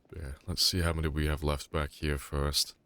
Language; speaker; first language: English; native; English